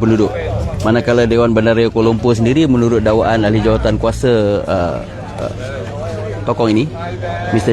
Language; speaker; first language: Malay; native; Malay